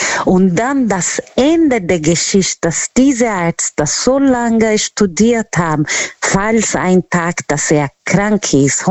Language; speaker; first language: German; non-native, learner; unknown